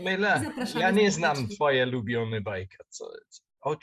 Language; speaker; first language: Polish; non-native, learner; English